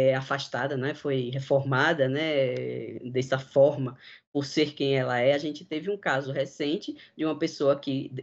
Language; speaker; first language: Portuguese; native; Portuguese